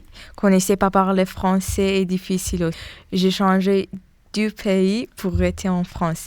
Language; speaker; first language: French; non-native, learner; Persian